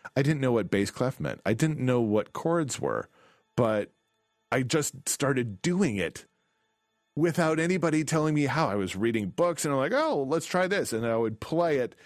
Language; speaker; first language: English; native; English